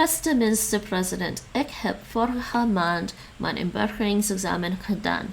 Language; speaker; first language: Dutch; non-native, learner; English